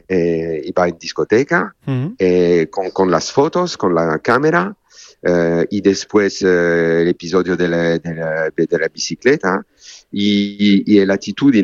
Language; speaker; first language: Spanish; non-native, learner; French